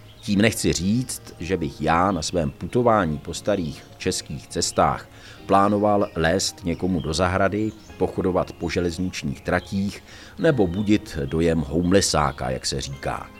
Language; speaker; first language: Czech; native; Czech